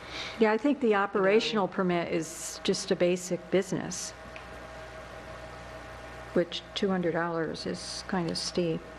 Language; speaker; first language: English; native; English